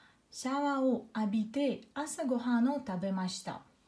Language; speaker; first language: Japanese; non-native, fluent; Russian